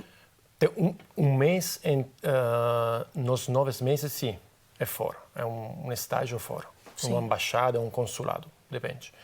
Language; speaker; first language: Portuguese; non-native, fluent; Italian